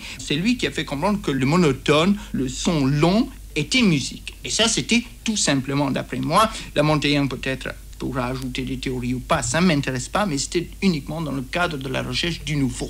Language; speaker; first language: French; native; French